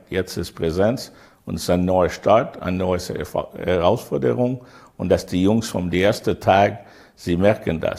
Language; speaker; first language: German; non-native, learner; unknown